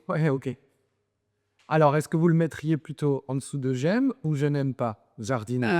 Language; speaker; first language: French; native; French